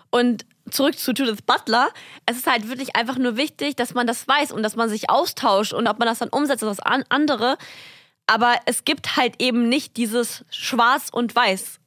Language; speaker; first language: German; early bilingual, other home language; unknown